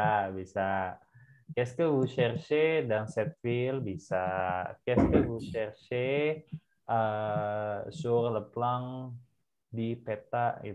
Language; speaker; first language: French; non-native, fluent; Indonesian